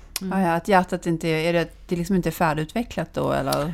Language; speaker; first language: Swedish; native; Swedish